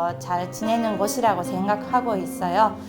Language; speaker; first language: Korean; non-native, fluent; Japanese